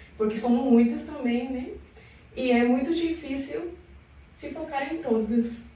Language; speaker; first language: Portuguese; non-native, fluent; Spanish